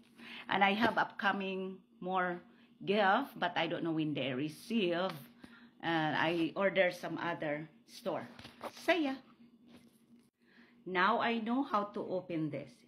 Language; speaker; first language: English; non-native, local second language; Filipino